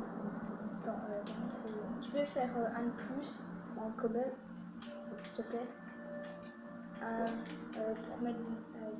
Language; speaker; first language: French; native; French